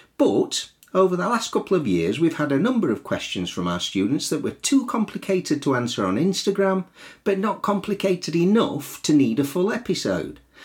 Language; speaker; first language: English; native; English